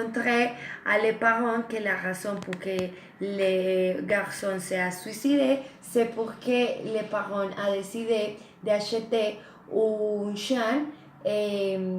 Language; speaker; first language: French; non-native, learner; Spanish